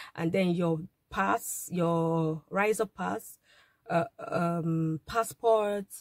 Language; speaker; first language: English; non-native, local second language; Igbo